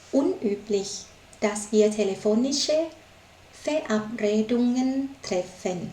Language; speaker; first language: German; non-native, learner; Thai